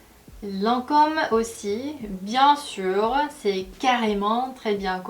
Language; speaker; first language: French; non-native, fluent; Korean